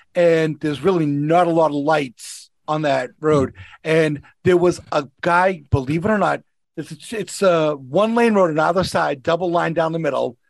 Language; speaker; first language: English; native; English